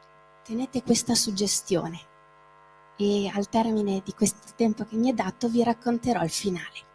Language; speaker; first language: Italian; native; Italian